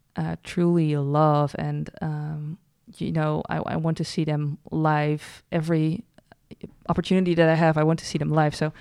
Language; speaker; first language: English; non-native, fluent; Dutch